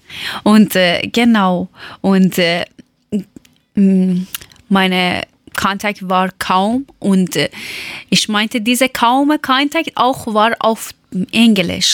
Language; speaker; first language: German; non-native, learner; Persian